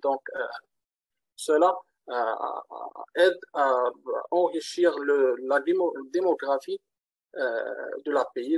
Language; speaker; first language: French; non-native, learner; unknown